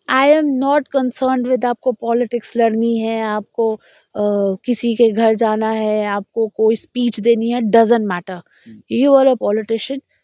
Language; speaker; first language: Hindi; native; Hindi